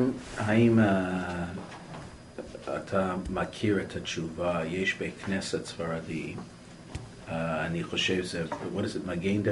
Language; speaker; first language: Hebrew; non-native, learner; English